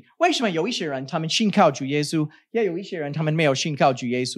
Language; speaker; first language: Chinese; non-native, fluent; English